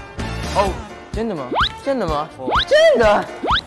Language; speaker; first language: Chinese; non-native, learner; English